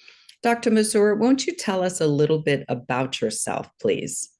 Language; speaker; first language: English; native; English